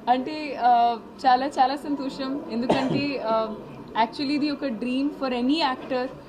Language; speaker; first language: Telugu; non-native, local second language; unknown